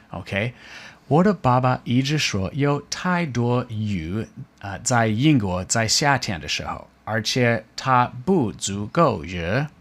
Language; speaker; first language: Chinese; non-native, fluent; English